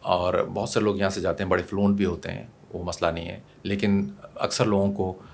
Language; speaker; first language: Urdu; non-native, local second language; Punjabi